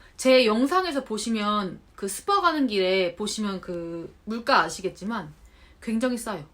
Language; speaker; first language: Korean; native; Korean